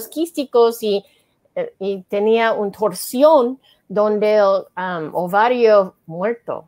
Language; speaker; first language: Spanish; non-native, learner; English